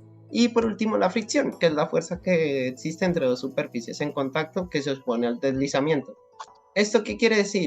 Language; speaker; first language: Spanish; native; Spanish